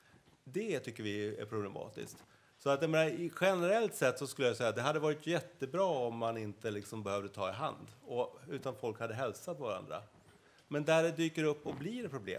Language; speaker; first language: Swedish; native; Swedish